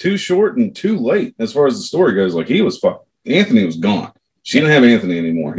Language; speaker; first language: English; native; English